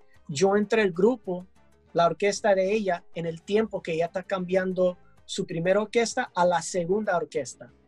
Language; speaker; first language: Spanish; early bilingual, heritage; English